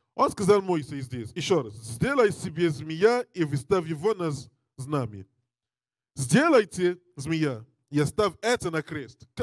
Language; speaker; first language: Russian; non-native, learner; English